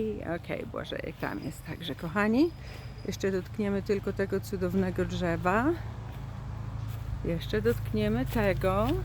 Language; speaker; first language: Polish; native; Polish